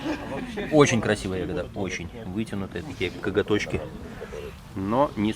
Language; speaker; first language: Russian; native; Russian